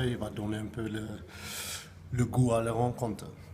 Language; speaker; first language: French; non-native, fluent; English